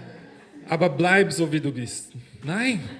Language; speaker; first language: German; non-native, fluent; Portuguese